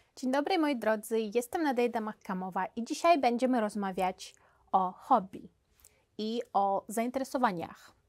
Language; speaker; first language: Polish; non-native, fluent; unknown